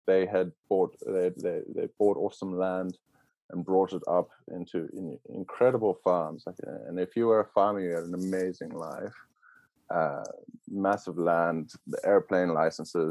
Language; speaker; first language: English; native; English